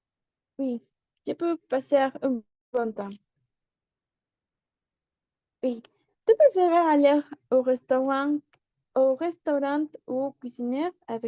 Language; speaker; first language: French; non-native, learner; Spanish